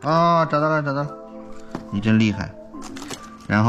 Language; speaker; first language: Chinese; native; Chinese